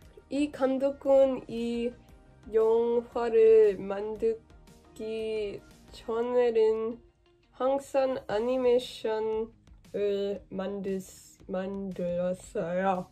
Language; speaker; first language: Korean; non-native, learner; English